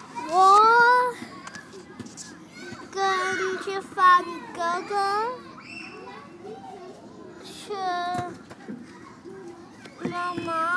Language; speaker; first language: Chinese; non-native, learner; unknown